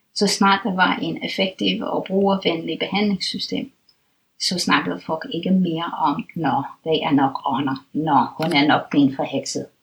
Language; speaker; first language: Danish; non-native, fluent; English